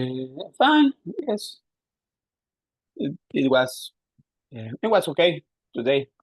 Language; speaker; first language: English; non-native, learner; Spanish